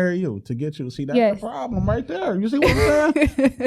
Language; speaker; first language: English; native; English